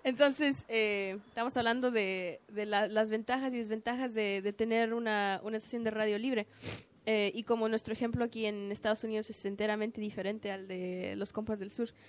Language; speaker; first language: Spanish; early bilingual, heritage; Spanish